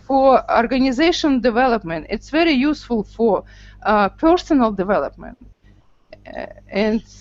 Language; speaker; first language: English; non-native, learner; Russian